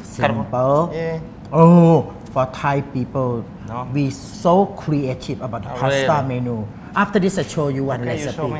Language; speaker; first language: English; non-native, learner; Thai